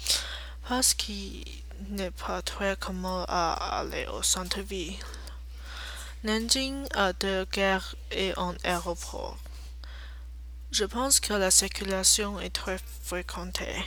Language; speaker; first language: French; non-native, learner; Chinese